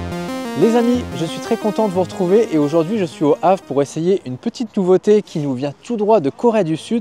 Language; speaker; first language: French; native; French